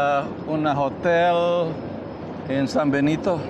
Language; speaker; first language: Spanish; non-native, learner; English